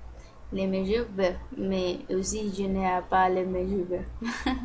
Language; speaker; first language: French; non-native, learner; Spanish